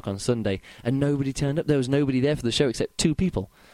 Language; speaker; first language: English; native; English